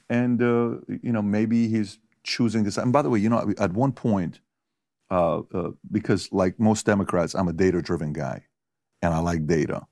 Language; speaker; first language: English; early bilingual, other home language; Persian